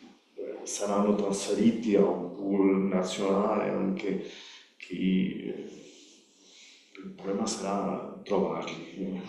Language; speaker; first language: Italian; non-native, learner; Spanish